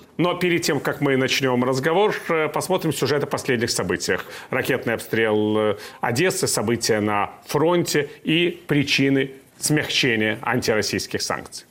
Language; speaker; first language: Russian; native; Russian